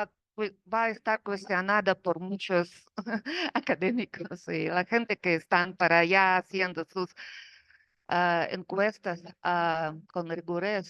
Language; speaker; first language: Spanish; non-native, fluent; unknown